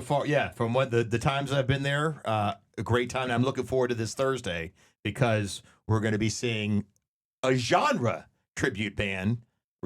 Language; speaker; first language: English; native; English